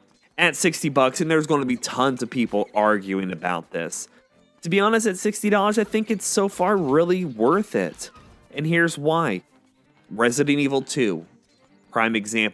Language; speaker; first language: English; native; English